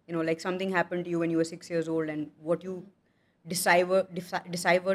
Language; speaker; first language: English; non-native, local second language; Hindi